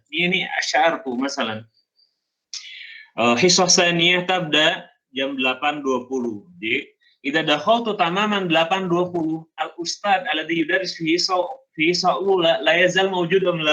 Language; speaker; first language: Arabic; non-native, fluent; Indonesian